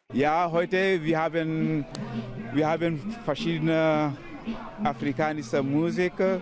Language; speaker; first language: German; non-native, learner; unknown